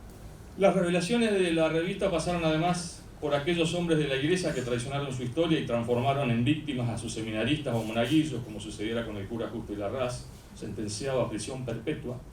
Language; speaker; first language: Spanish; native; Spanish